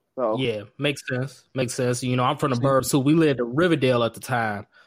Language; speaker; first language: English; native; English